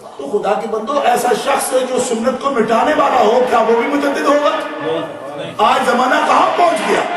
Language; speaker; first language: Urdu; native; Urdu